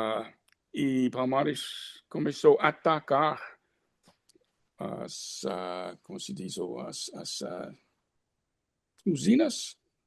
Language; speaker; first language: Portuguese; non-native, fluent; English